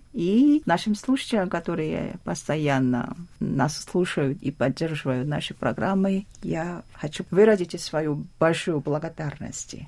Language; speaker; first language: Russian; non-native, fluent; Korean